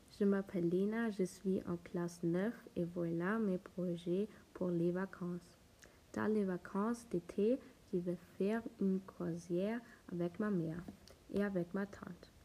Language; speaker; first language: French; non-native, learner; German